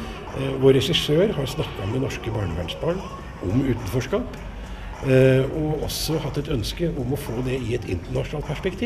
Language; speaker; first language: Norwegian; native; Norwegian